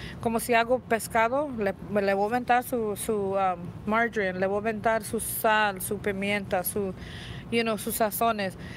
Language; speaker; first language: Spanish; native; Spanish